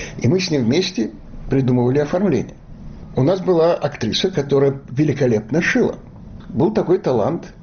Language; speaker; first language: Russian; native; Russian